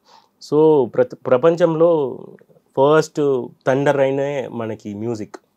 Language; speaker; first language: Telugu; non-native, fluent; Tamil